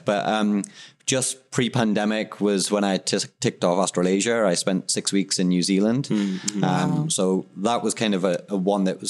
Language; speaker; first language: English; native; English